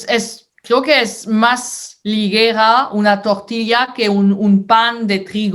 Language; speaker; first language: Spanish; non-native, fluent; French